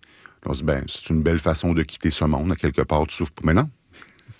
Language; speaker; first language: French; native; French